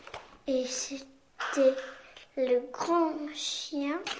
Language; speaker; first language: French; non-native, local second language; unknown